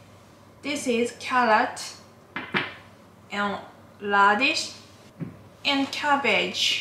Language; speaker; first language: English; non-native, learner; Japanese